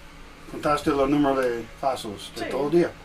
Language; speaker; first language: Spanish; non-native, learner; English